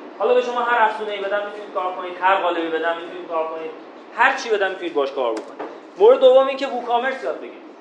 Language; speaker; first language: Persian; non-native, local second language; Azerbaijani